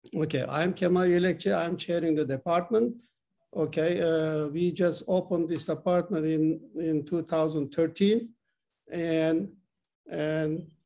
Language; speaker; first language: English; non-native, fluent; Turkish